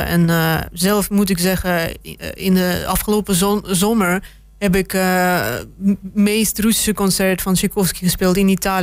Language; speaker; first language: Dutch; non-native, fluent; Russian